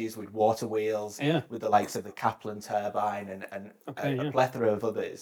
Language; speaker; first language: English; native; English